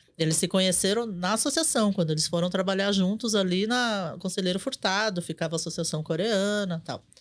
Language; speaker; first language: Portuguese; early bilingual, other home language; Korean